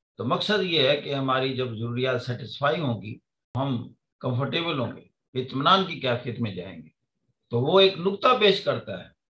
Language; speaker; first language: Urdu; non-native, local second language; Punjabi